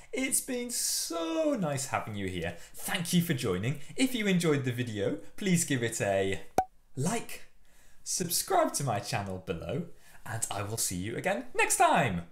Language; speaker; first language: English; native; English